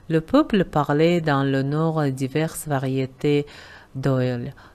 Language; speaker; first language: French; non-native, fluent; Uzbek